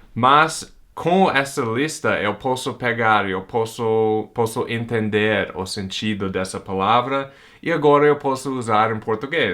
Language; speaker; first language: Portuguese; non-native, fluent; English